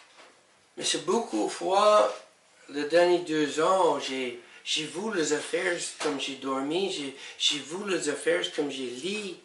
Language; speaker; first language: French; non-native, learner; English